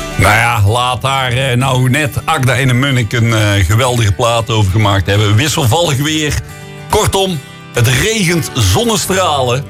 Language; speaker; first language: Dutch; native; Dutch